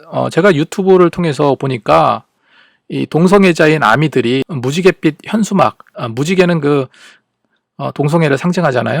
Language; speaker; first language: Korean; native; Korean